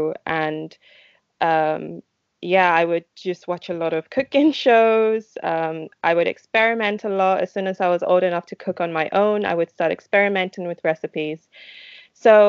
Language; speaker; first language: English; non-native, local second language; Yoruba